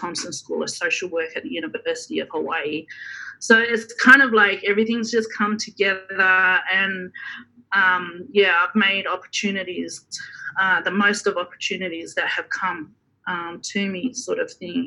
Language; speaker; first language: English; native; English